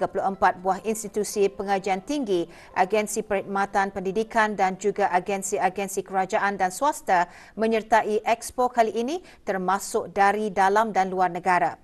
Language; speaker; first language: Malay; native; Malay